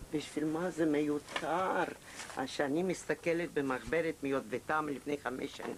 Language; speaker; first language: Hebrew; non-native, fluent; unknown